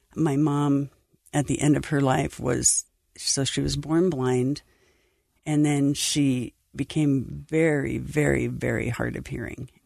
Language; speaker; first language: English; native; English